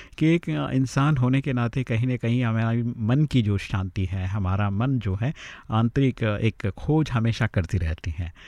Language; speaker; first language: Hindi; native; Hindi